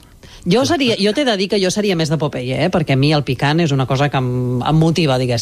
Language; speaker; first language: Catalan; native; Catalan